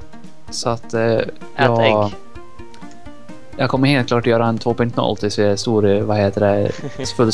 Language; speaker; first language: Swedish; native; Swedish